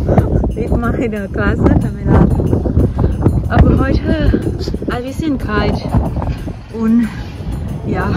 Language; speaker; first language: German; non-native, learner; Thai